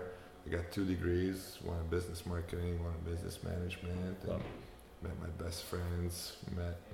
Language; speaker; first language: English; non-native, fluent; Romanian